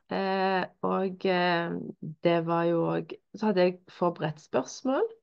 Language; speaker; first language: Norwegian; native; Norwegian